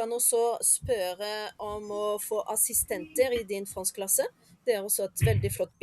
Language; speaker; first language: Norwegian; non-native, fluent; French